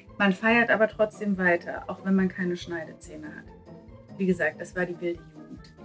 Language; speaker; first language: German; native; German